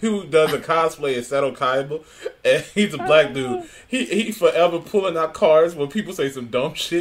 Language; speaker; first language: English; native; English